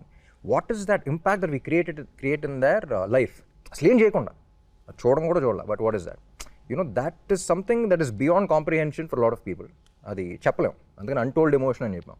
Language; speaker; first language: Telugu; native; Telugu